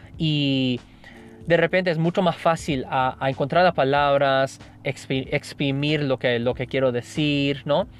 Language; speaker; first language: Spanish; non-native, fluent; English